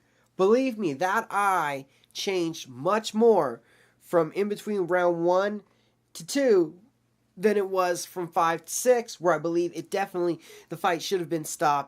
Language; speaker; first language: English; native; English